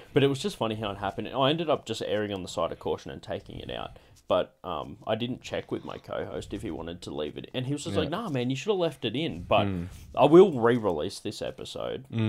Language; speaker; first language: English; native; English